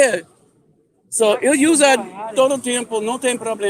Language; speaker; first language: Portuguese; non-native, learner; English